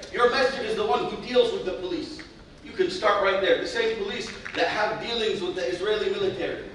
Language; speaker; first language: English; native; English